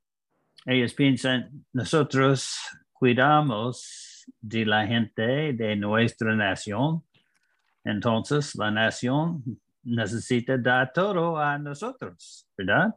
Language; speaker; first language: Spanish; non-native, learner; English